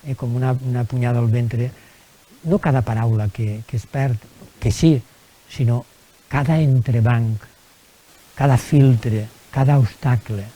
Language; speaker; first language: Catalan; native; Catalan